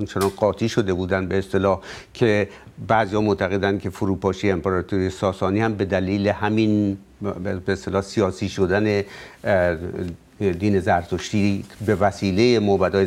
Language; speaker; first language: Persian; native; Persian